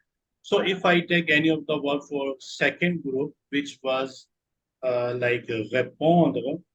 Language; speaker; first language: English; non-native, local second language; Urdu